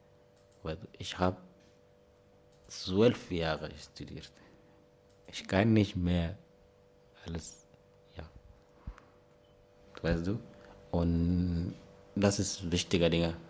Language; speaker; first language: German; non-native, learner; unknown